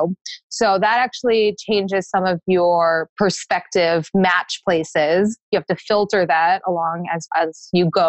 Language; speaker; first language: English; native; English